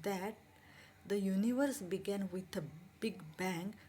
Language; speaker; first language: English; non-native, local second language; Marathi